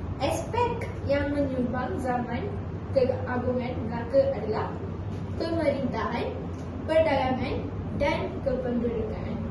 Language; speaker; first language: Malay; native; Malay